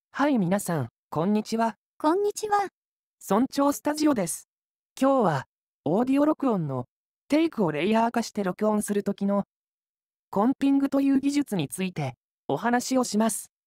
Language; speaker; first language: Japanese; native; Japanese